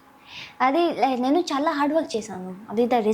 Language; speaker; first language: Telugu; non-native, local second language; Hindi